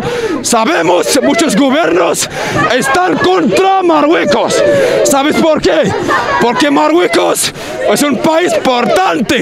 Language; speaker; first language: Spanish; non-native, learner; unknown